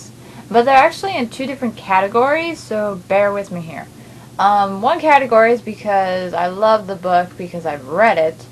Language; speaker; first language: English; native; English